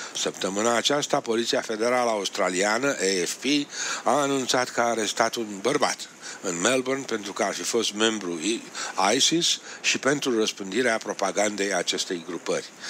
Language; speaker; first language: Romanian; native; Romanian